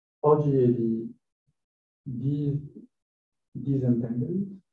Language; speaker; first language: Italian; non-native, learner; French